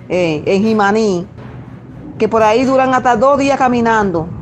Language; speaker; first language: Spanish; native; Spanish